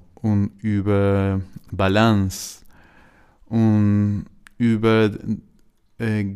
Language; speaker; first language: German; non-native, learner; Spanish